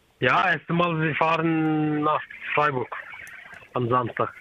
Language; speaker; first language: German; non-native, learner; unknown